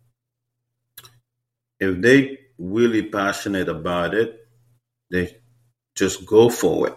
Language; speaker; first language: English; non-native, fluent; Haitian Creole